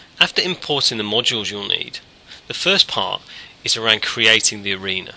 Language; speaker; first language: English; native; English